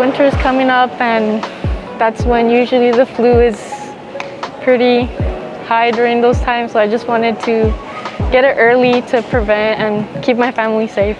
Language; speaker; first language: English; early bilingual, other home language; Spanish